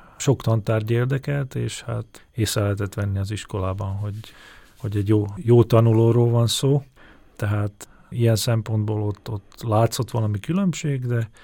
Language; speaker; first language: Hungarian; native; Hungarian